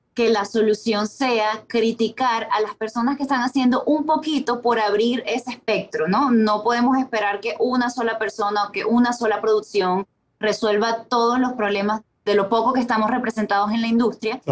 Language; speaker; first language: Spanish; native; Spanish